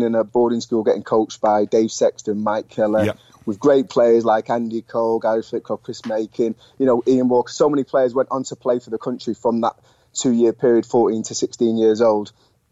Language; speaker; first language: English; native; English